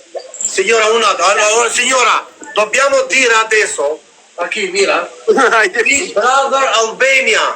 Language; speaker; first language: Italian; non-native, learner; Albanian